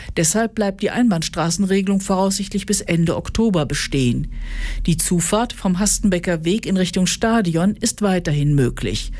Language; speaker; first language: German; native; German